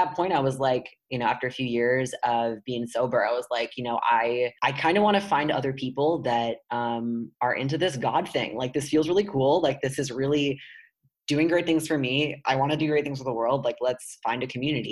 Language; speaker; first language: English; native; English